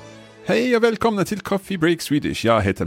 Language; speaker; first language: Swedish; non-native, learner; English